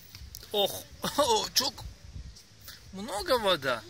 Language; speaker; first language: Russian; non-native, learner; Turkish